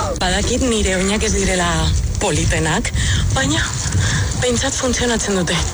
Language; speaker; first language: Basque; non-native, local second language; Spanish